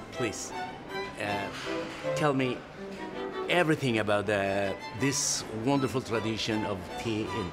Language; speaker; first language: English; non-native, learner; Spanish